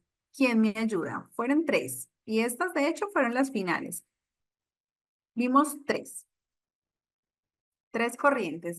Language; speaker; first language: Spanish; native; Spanish